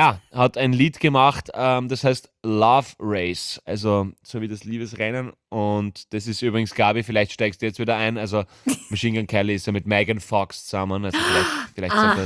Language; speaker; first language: German; native; German